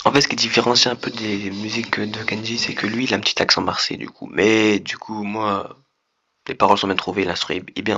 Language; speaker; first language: French; native; French